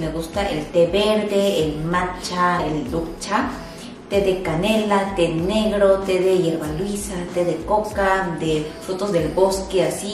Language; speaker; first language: Spanish; non-native, fluent; Korean